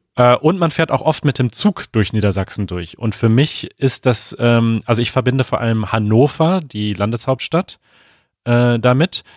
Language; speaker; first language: German; native; German